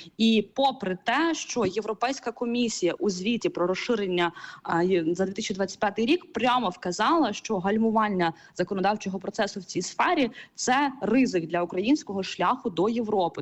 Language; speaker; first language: Ukrainian; native; Ukrainian